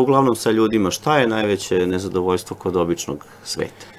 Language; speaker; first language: Serbian; native; Serbian